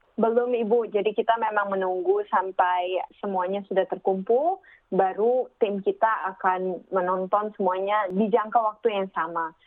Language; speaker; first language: Indonesian; native; Indonesian